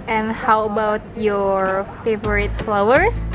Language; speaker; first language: English; non-native, learner; Indonesian